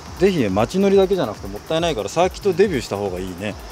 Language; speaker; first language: Japanese; native; Japanese